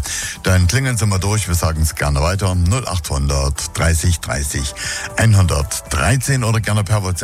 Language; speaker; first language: German; native; German